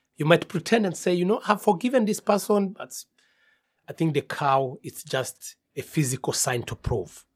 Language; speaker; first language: English; non-native, local second language; Kinyarwanda